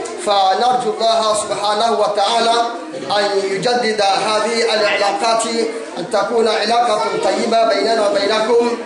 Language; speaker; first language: Arabic; non-native, local second language; Comorian